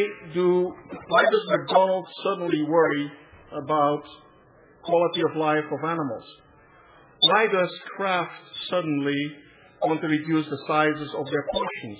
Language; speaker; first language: English; non-native, fluent; Dutch